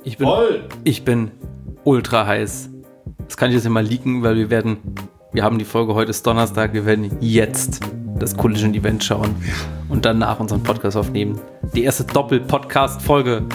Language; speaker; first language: German; native; German